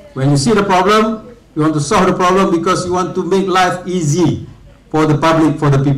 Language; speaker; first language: English; non-native, local second language; Malay